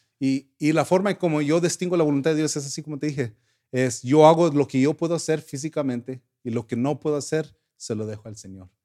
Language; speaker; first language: Spanish; early bilingual, heritage; Spanish